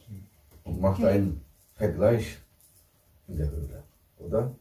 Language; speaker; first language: German; non-native, fluent; Turkish